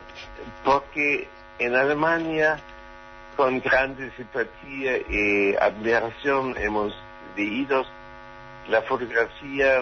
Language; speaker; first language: Spanish; non-native, learner; German